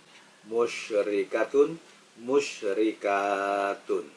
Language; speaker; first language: Arabic; non-native, fluent; Indonesian